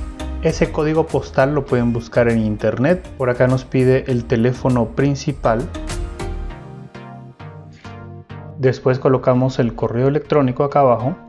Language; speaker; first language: Spanish; native; Spanish